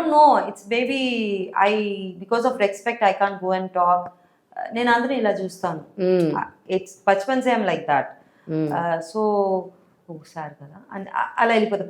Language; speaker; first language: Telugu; non-native, learner; Tamil